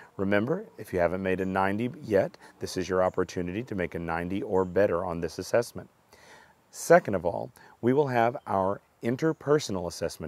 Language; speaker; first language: English; native; English